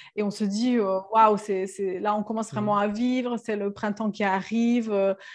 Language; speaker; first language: French; non-native, fluent; Serbian